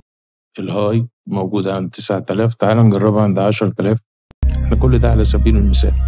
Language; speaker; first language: Arabic; native; Arabic